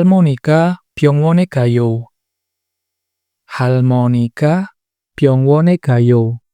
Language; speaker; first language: Korean; non-native, fluent; Indonesian